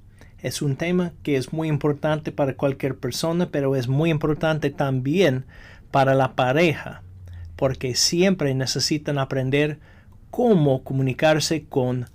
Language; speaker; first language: Spanish; non-native, fluent; English